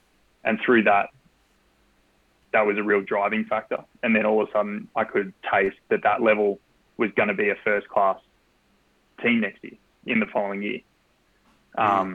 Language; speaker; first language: English; native; English